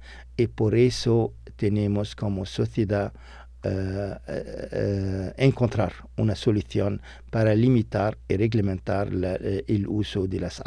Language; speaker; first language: Spanish; non-native, fluent; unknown